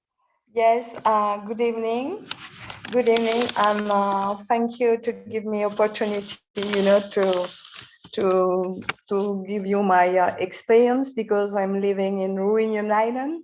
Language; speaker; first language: English; non-native, learner; French